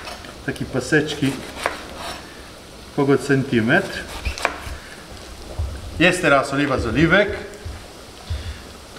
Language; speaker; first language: Polish; non-native, learner; Italian